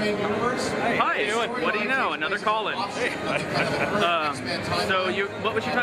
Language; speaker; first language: English; native; English